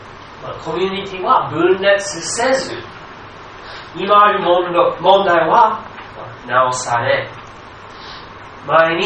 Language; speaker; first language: Japanese; non-native, fluent; English